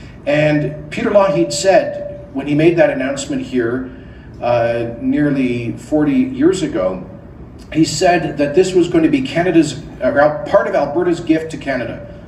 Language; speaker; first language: English; native; English